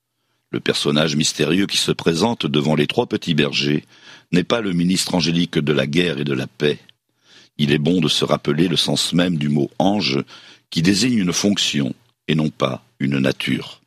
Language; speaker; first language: French; native; French